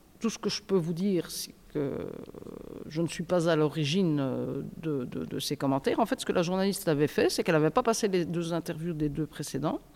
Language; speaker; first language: French; native; French